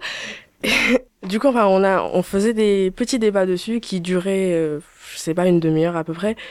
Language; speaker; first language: French; early bilingual, other home language; Chinese